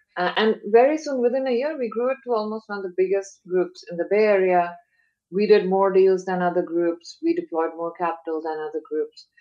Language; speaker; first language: English; non-native, local second language; Hindi